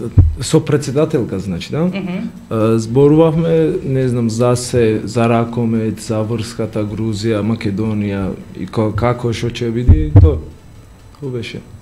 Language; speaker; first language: Macedonian; non-native, learner; Georgian